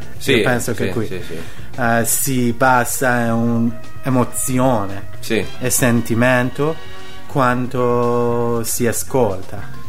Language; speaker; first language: Italian; non-native, learner; Persian